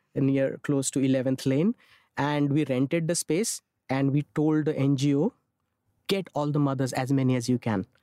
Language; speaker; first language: English; non-native, local second language; Marathi